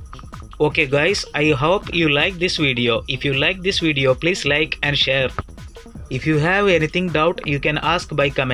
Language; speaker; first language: English; non-native, local second language; Malayalam